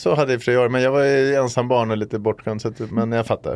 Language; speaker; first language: Swedish; native; Swedish